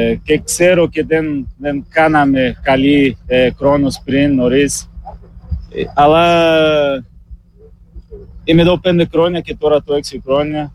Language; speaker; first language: Greek; non-native, learner; Portuguese